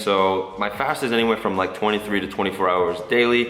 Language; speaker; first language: English; native; English